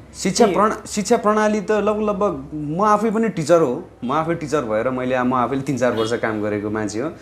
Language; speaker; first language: Nepali; non-native, local second language; Eastern Tamang